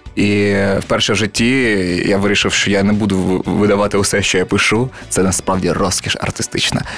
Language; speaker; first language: Ukrainian; non-native, local second language; Russian